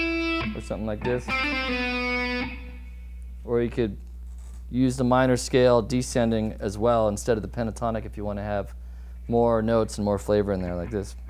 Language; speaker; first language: English; native; English